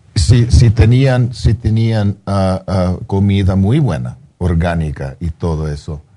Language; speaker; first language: Spanish; early bilingual, heritage; Spanish